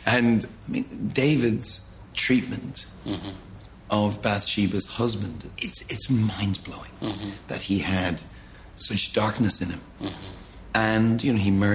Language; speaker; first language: English; native; English